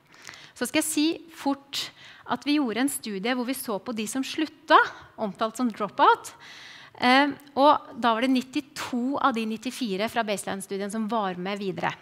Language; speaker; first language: Norwegian; native; Norwegian